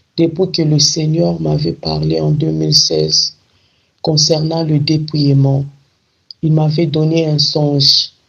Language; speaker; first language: French; non-native, local second language; Lingala